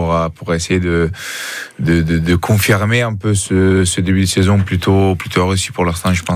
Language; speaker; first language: French; non-native, fluent; Italian